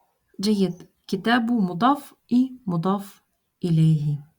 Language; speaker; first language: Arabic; non-native, fluent; Russian